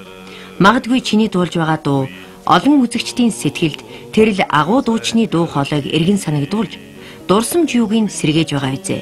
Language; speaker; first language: Mongolian; native; Mongolian